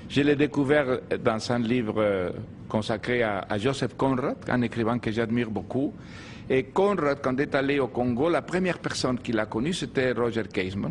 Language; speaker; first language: French; non-native, fluent; Spanish